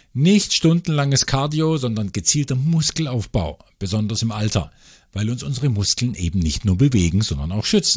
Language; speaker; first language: German; native; German